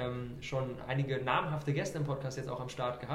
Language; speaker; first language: German; native; German